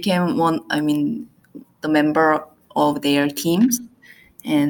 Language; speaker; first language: English; non-native, learner; Korean